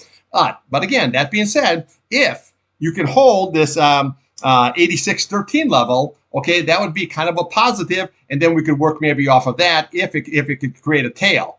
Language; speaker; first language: English; native; English